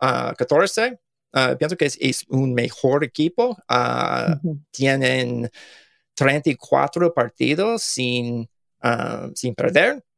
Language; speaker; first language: Spanish; non-native, learner; English